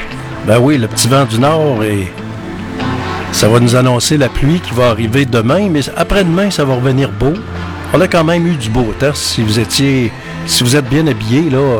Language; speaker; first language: French; native; French